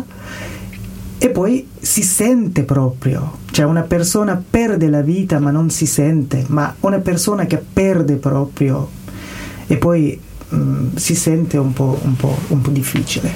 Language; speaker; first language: Italian; non-native, learner; Persian